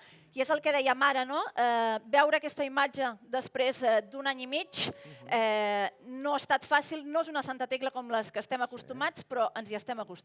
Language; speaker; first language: Catalan; native; Catalan